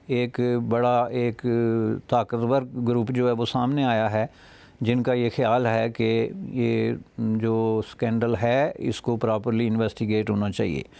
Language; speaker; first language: Urdu; non-native, local second language; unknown